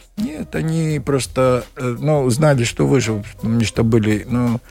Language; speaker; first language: Russian; non-native, learner; Latvian